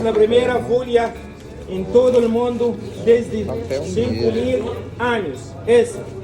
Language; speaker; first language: Portuguese; non-native, learner; Arabic